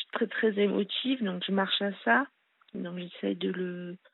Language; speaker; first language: French; native; French